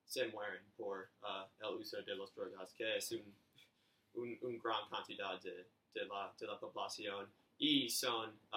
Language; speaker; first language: Spanish; non-native, learner; English